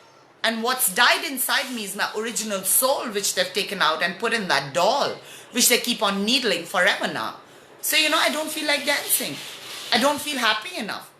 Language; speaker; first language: English; non-native, local second language; Hindi